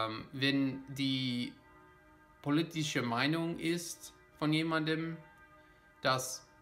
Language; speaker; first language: German; non-native, fluent; English